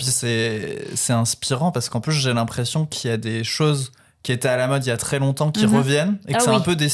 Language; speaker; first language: French; native; French